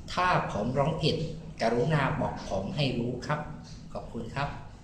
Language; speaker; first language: Thai; non-native, learner; Vietnamese